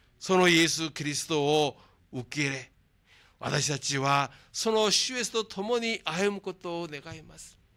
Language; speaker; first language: Japanese; non-native, fluent; Korean